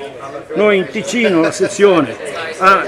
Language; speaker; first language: Italian; native; Italian